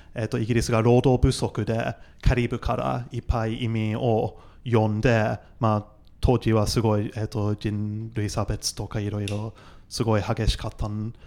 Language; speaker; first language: Japanese; non-native, fluent; English